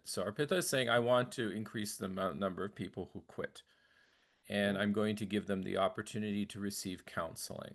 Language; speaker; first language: English; native; English